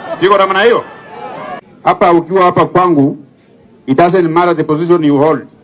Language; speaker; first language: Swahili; non-native, local second language; Luyia